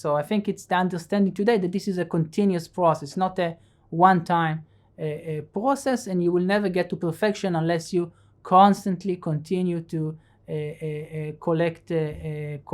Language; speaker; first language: English; non-native, fluent; Hebrew